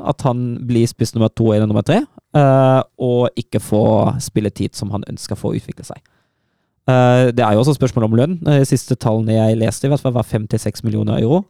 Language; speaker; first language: Norwegian; non-native, fluent; German